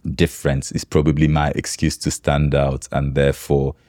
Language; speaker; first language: English; non-native, local second language; Igbo